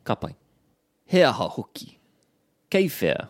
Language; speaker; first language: Māori; non-native, local second language; English